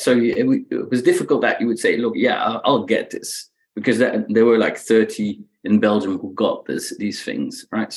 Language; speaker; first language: English; non-native, fluent; Dutch